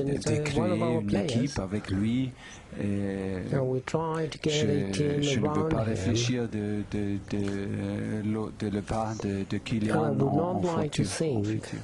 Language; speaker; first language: French; non-native, fluent; German